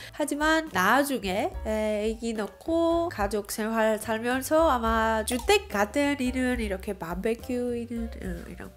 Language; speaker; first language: Korean; non-native, learner; Greek